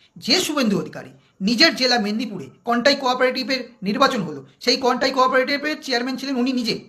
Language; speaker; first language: Bangla; native; Bangla